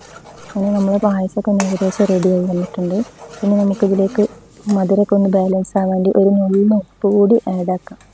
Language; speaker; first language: Malayalam; native; Malayalam